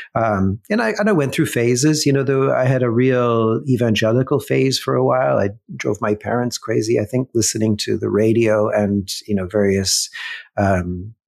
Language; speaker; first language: English; native; English